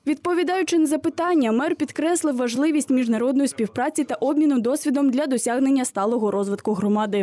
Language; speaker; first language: Ukrainian; native; Ukrainian